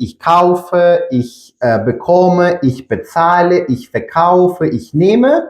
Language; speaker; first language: German; non-native, fluent; Ukrainian